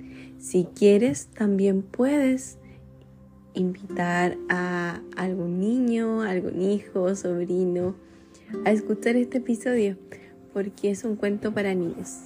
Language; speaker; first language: Spanish; native; Spanish